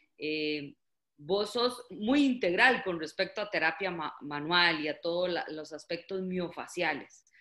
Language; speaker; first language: Spanish; native; Spanish